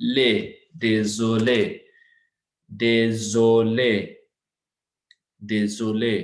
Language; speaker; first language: French; non-native, learner; Hindi